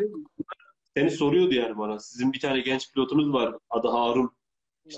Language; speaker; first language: Turkish; native; Turkish